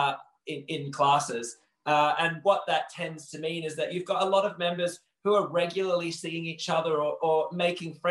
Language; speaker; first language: English; native; English